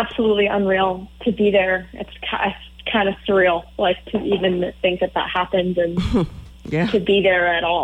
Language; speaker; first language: English; native; English